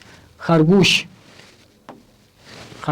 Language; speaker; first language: Persian; non-native, fluent; Urdu